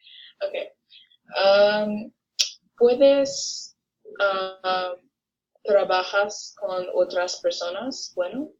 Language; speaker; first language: Spanish; non-native, learner; English